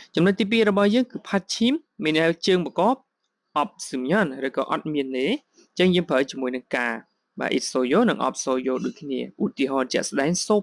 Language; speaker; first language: Khmer; native; Khmer